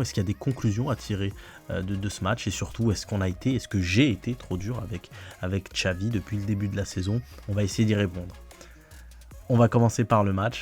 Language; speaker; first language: French; native; French